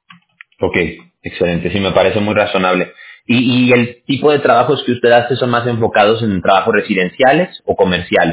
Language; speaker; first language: Spanish; native; Spanish